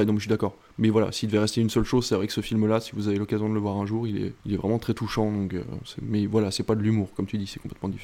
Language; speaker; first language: French; native; French